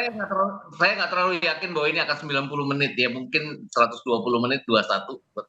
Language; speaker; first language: Indonesian; native; Indonesian